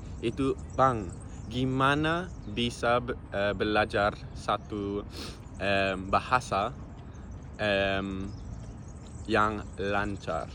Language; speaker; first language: Indonesian; non-native, fluent; English